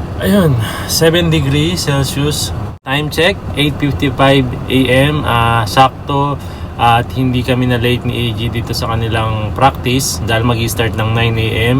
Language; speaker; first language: Filipino; native; Filipino